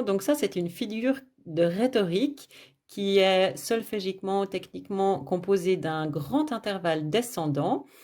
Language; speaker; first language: French; native; French